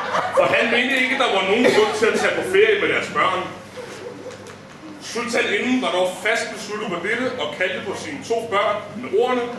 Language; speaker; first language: Danish; native; Danish